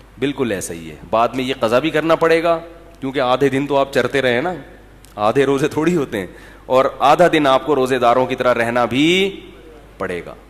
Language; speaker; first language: Urdu; native; Urdu